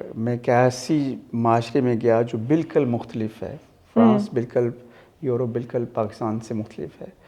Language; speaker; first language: Urdu; non-native, local second language; Punjabi